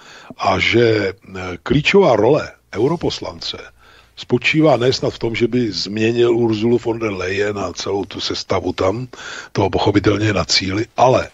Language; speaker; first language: Czech; native; Czech